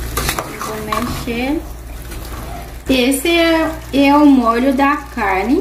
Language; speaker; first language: Portuguese; non-native, fluent; Haitian Creole